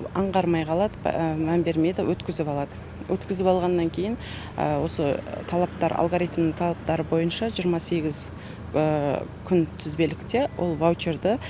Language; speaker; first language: Kazakh; native; Kazakh